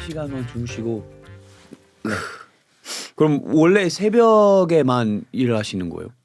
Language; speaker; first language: Korean; non-native, fluent; English